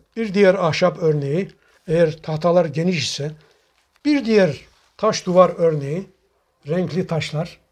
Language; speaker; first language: Turkish; native; Turkish